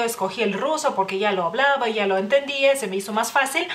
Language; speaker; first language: Spanish; non-native, fluent; Lithuanian